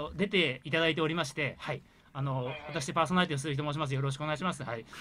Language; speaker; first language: Japanese; native; Japanese